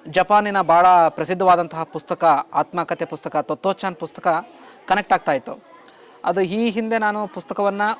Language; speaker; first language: Kannada; native; Kannada